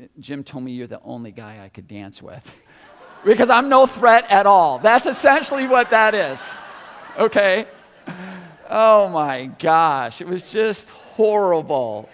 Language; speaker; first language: English; native; English